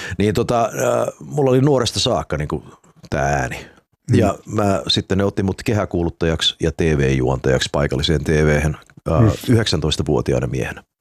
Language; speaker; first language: Finnish; early bilingual, heritage; Finnish